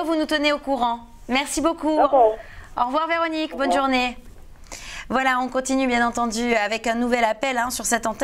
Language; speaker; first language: French; native; French